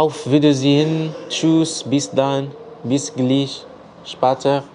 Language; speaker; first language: German; non-native, learner; Arabic